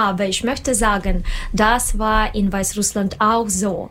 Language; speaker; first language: German; non-native, learner; Russian